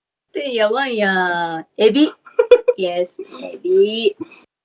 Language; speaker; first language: Japanese; native; Japanese